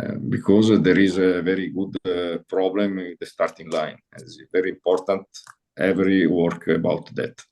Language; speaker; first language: English; non-native, learner; Italian